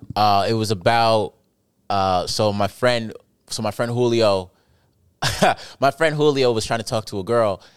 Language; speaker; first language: English; native; English